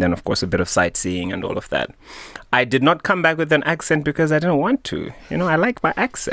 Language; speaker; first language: English; non-native, local second language; Shona